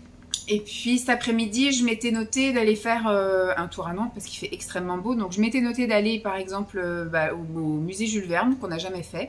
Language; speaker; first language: French; native; French